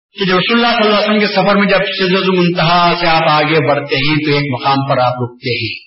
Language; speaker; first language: Urdu; native; Urdu